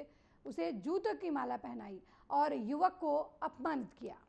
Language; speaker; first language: Hindi; native; Hindi